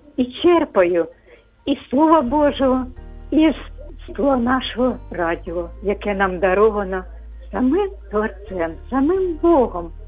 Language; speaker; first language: Ukrainian; native; Ukrainian